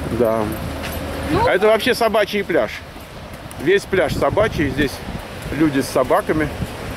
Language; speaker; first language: Russian; native; Russian